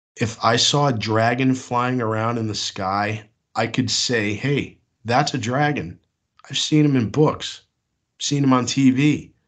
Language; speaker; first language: English; native; English